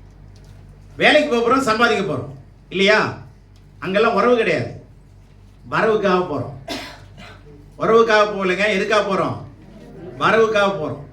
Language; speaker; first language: Tamil; native; Tamil